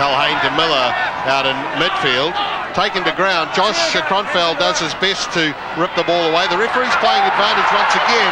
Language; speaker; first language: English; native; English